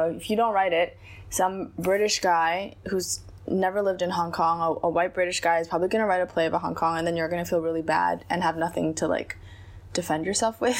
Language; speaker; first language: English; non-native, local second language; Chinese